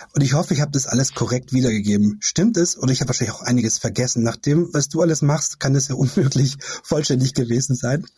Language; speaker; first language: German; native; German